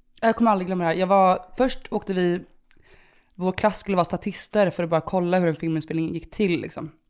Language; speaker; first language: Swedish; early bilingual, other home language; Romanian